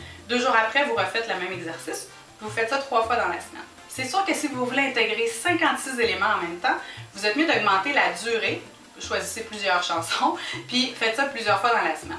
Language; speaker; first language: French; native; French